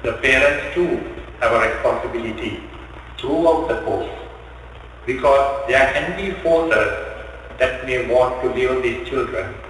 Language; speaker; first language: English; non-native, local second language; Sinhala